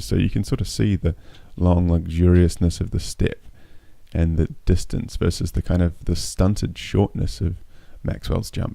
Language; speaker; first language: English; native; English